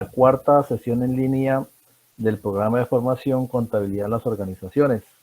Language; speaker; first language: Spanish; native; Spanish